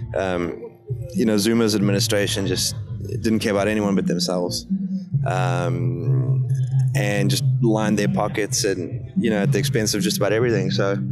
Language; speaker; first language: English; native; English